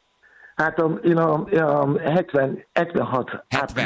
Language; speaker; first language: Hungarian; non-native, fluent; Yoruba